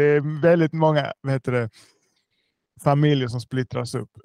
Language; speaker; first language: Swedish; early bilingual, other home language; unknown